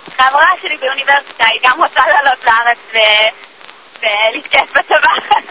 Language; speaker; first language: Hebrew; non-native, learner; English